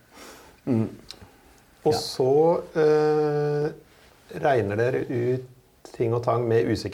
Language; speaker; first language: Norwegian; native; Norwegian